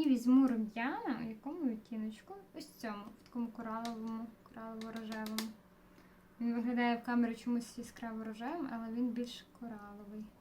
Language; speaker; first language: Ukrainian; non-native, local second language; Russian